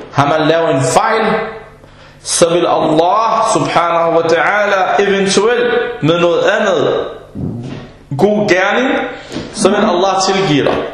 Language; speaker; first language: Danish; non-native, fluent; Arabic